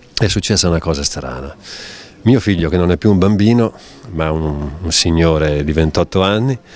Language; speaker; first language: Italian; native; Italian